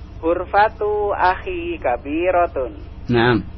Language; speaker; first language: Arabic; non-native, learner; Indonesian